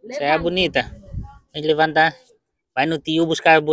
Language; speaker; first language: Portuguese; non-native, learner; Vietnamese